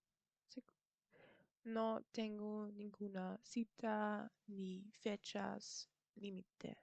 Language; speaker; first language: Spanish; non-native, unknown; German